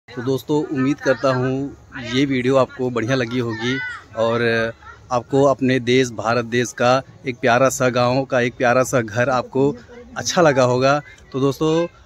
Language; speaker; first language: Hindi; native; Hindi